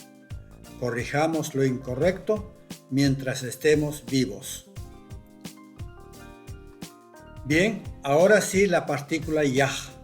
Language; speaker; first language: Spanish; non-native, local second language; Quechua